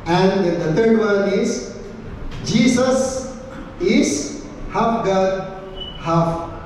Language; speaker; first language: English; non-native, local second language; Filipino